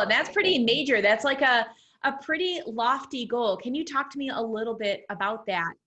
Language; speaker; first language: English; native; English